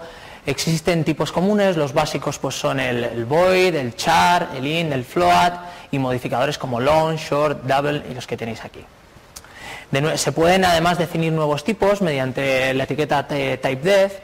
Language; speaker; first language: Spanish; native; Spanish